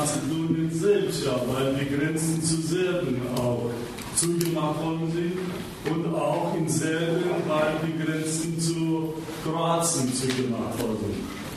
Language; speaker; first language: German; non-native, fluent; Greek